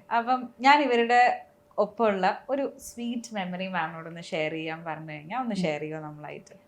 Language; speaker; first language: Malayalam; native; Malayalam